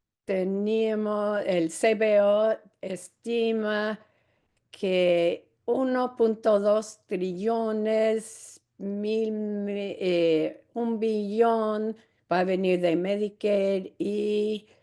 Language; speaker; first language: Spanish; non-native, fluent; English